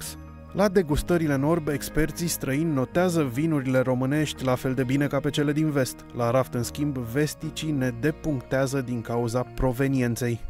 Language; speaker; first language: Romanian; native; Romanian